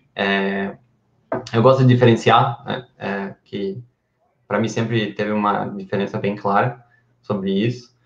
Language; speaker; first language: Portuguese; non-native, fluent; Spanish